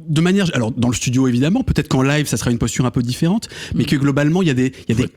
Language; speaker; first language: French; native; French